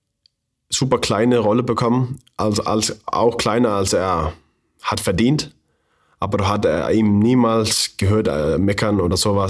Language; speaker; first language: German; non-native, learner; Faroese